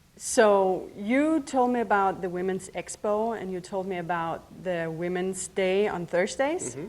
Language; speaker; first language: English; non-native, fluent; Danish